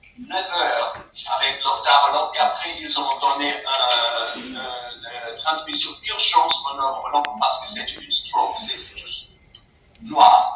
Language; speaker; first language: French; non-native, fluent; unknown